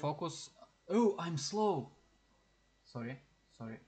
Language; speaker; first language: English; non-native, learner; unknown